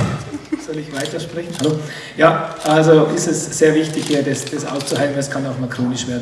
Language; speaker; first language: German; native; German